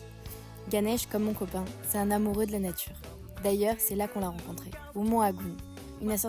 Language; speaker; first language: French; native; French